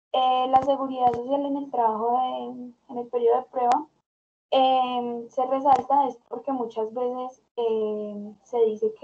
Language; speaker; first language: Spanish; native; Spanish